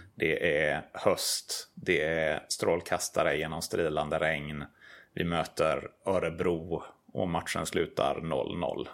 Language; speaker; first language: Swedish; native; Swedish